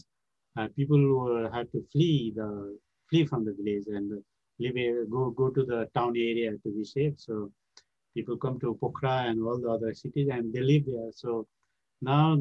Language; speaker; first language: English; non-native, local second language; Gurung